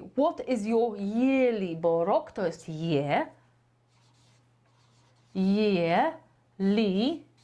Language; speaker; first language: English; non-native, fluent; Polish